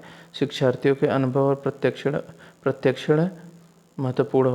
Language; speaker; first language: Hindi; native; Hindi